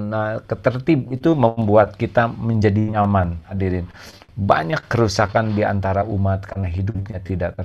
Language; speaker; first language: Indonesian; native; Indonesian